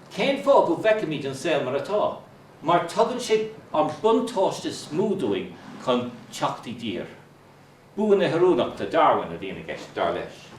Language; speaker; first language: Irish; non-native, local second language; English